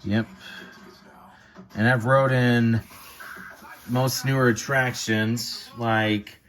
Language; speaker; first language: English; native; English